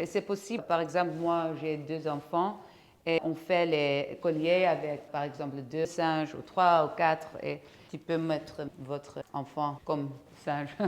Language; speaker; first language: French; non-native, fluent; Dutch